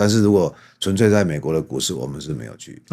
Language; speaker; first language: Chinese; native; Chinese